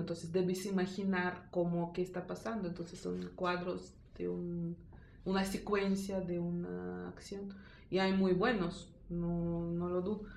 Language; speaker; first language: Spanish; non-native, fluent; Russian